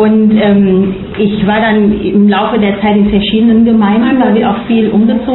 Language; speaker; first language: German; non-native, fluent; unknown